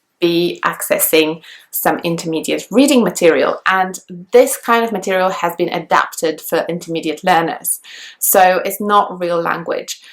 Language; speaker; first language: English; non-native, fluent; Polish